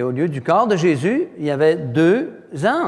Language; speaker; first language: French; native; French